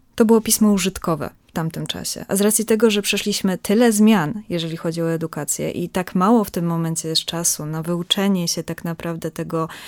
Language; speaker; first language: Polish; native; Polish